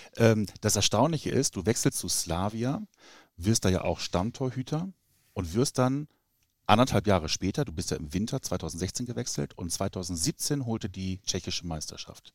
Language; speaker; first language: German; native; German